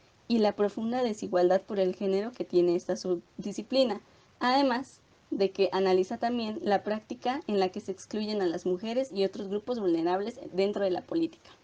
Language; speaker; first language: Spanish; native; Spanish